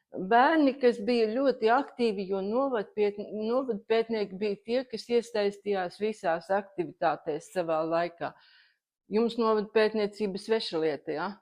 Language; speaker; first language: Latvian; native; Latvian